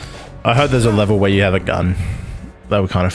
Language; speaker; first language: English; native; English